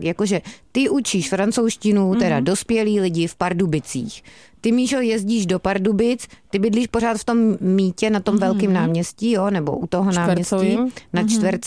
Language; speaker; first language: Czech; native; Czech